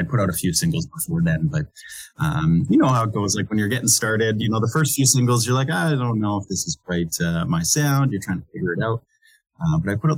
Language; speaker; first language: English; native; English